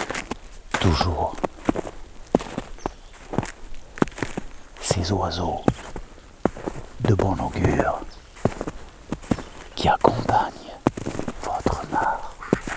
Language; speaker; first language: French; native; French